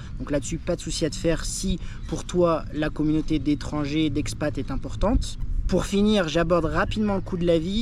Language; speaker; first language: French; native; French